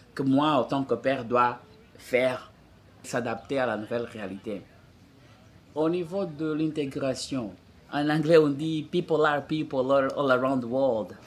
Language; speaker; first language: French; non-native, fluent; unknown